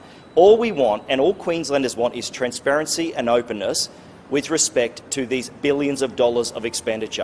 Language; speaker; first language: English; native; English